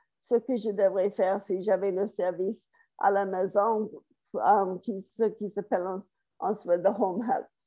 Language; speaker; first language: French; non-native, fluent; English